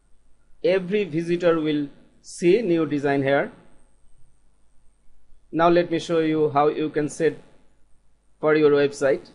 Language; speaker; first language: English; non-native, local second language; Bangla